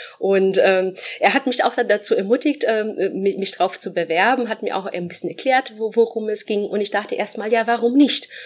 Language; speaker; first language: German; non-native, fluent; Portuguese